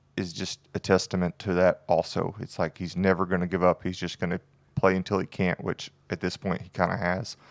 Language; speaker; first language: English; native; English